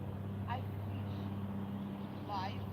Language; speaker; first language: English; non-native, learner; Russian